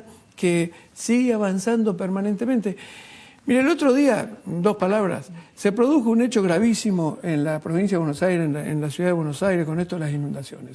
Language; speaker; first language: Spanish; native; Spanish